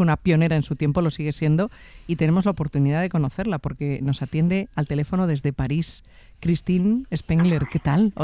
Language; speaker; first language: Spanish; native; Spanish